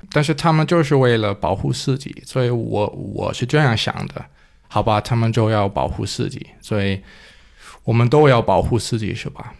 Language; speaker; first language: Chinese; non-native, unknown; Danish